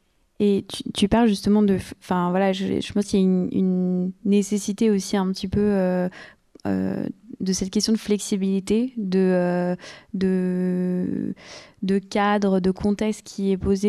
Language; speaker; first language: French; native; French